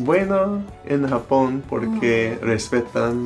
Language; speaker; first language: Spanish; non-native, learner; English